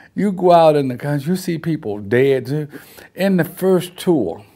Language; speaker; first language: English; native; English